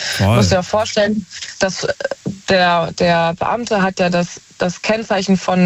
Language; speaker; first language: German; native; German